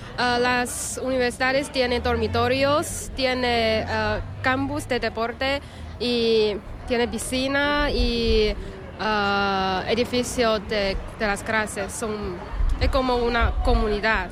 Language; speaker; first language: Spanish; non-native, learner; Chinese